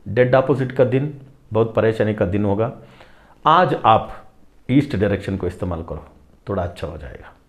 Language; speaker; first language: Hindi; non-native, local second language; Tamil